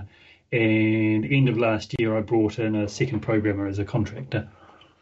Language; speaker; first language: English; native; English